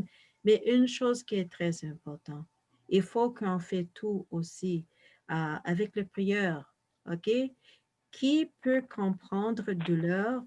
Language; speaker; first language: French; non-native, fluent; English